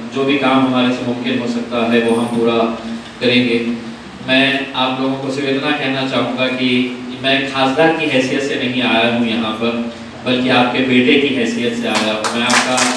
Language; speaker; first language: Hindi; non-native, local second language; Urdu